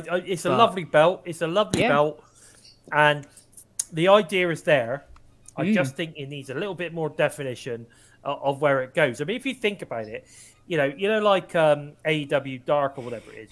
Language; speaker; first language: English; native; English